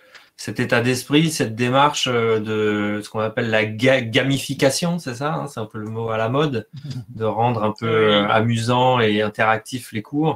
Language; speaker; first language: French; native; French